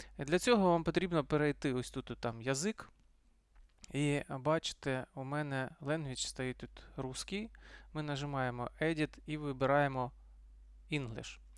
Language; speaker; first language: Ukrainian; non-native, local second language; Russian